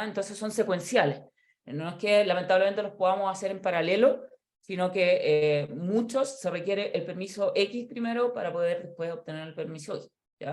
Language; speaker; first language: Spanish; native; Spanish